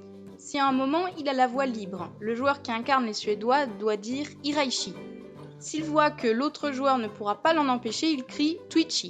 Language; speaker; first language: French; native; French